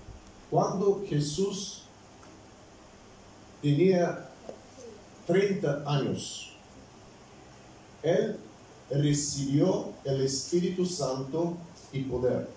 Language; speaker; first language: Spanish; non-native, fluent; Bulgarian